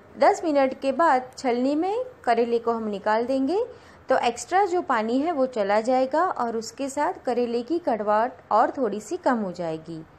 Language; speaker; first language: Hindi; non-native, local second language; Gujarati